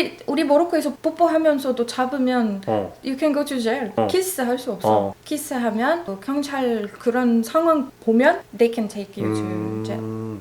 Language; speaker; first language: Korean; non-native, learner; Arabic